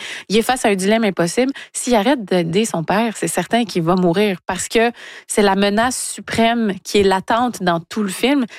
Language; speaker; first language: French; native; French